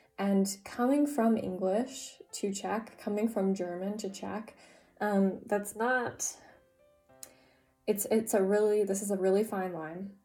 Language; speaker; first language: English; native; English